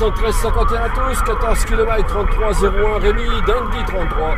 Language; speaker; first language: French; native; French